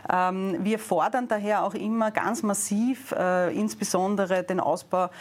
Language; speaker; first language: German; native; German